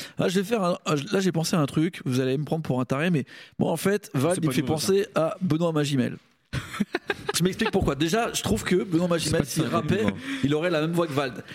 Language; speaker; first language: French; native; French